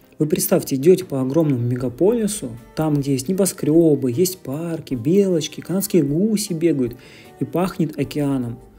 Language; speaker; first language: Russian; native; Russian